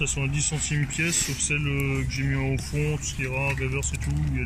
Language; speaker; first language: French; native; French